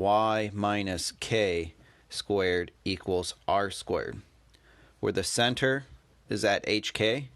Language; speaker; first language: English; native; English